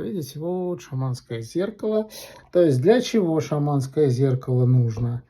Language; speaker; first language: Russian; native; Russian